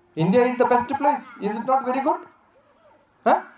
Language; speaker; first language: English; non-native, local second language; Malayalam